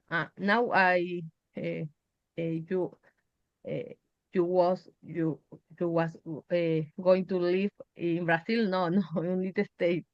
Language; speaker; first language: English; non-native, learner; Spanish